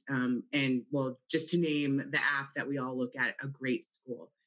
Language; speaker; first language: English; native; English